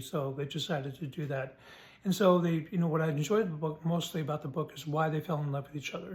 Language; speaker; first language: English; native; English